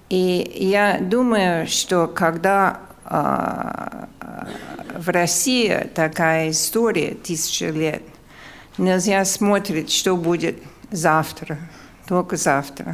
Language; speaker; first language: Russian; non-native, fluent; English